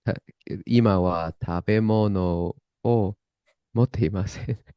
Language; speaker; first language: Japanese; non-native, learner; Spanish